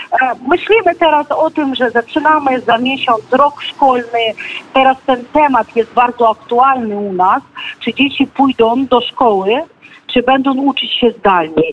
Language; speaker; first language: Polish; non-native, fluent; Ukrainian